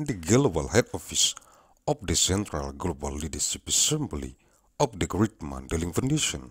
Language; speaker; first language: English; non-native, learner; Indonesian